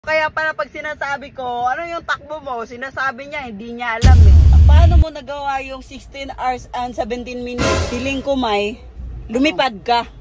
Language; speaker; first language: Filipino; non-native, local second language; Cebuano